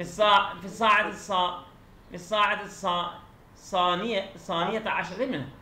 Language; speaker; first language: Arabic; non-native, fluent; Turkish